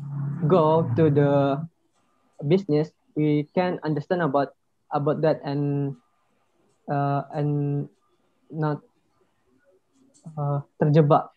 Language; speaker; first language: English; non-native, learner; Indonesian